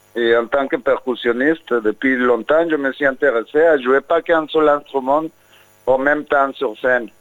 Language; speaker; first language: French; non-native, fluent; Spanish